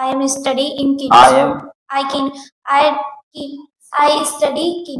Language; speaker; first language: English; non-native, learner; Hindi